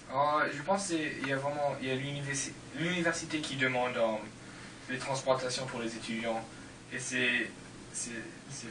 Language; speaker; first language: French; non-native, learner; English